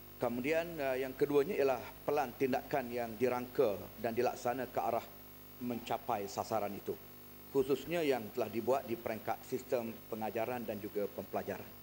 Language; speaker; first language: Malay; native; Malay